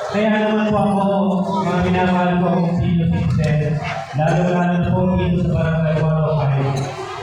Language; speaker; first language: Filipino; native; Filipino